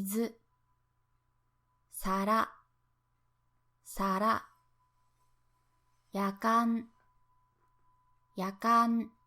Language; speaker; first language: Japanese; native; Japanese